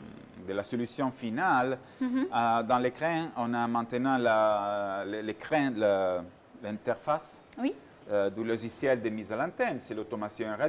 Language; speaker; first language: French; non-native, learner; Italian